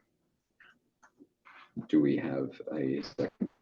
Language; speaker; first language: English; native; English